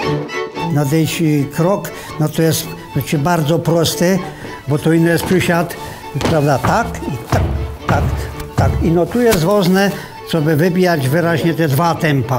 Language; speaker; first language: Polish; native; Polish